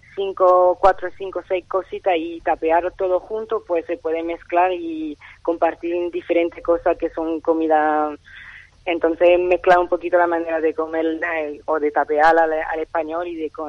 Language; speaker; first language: Spanish; non-native, fluent; French